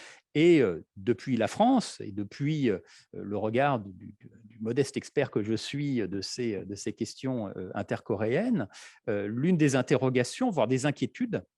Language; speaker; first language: French; native; French